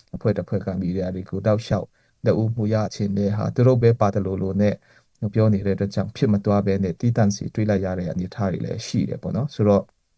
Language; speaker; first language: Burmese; non-native, local second language; Hakha Chin